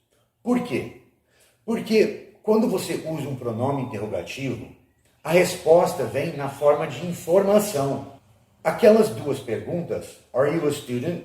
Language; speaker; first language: Portuguese; non-native, fluent; English